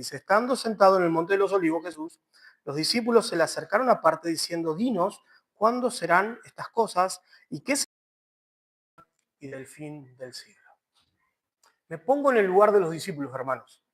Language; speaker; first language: Spanish; native; Spanish